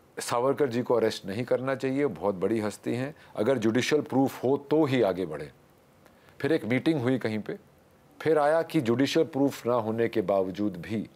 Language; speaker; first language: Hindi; native; Hindi